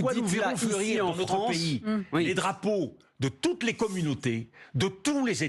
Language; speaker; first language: French; native; French